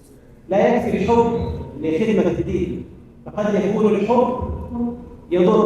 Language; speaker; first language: Arabic; native; Arabic